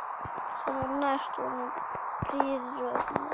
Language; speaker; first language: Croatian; early bilingual, heritage; Bosnian